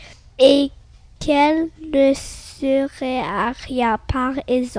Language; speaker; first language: French; non-native, learner; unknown